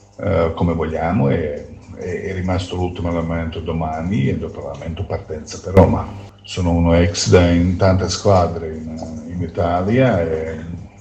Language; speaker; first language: Italian; non-native, fluent; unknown